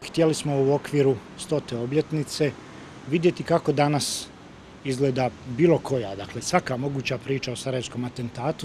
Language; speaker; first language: Croatian; native; Croatian